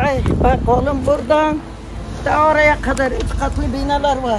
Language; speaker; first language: Turkish; non-native, local second language; Arabic